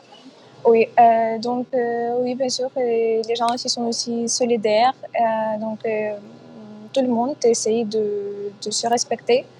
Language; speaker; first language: French; non-native, fluent; Ukrainian